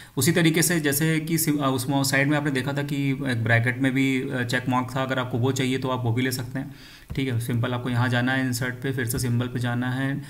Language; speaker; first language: Hindi; native; Hindi